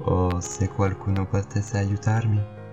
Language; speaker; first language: Italian; non-native, learner; French